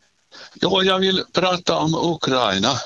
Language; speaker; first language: Swedish; non-native, learner; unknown